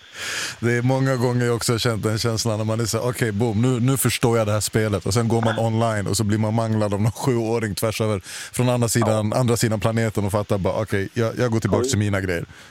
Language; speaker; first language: Swedish; native; Swedish